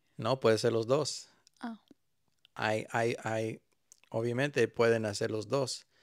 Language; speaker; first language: Spanish; early bilingual, heritage; Spanish